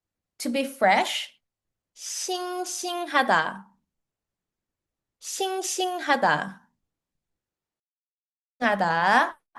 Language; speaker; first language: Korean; non-native, fluent; Filipino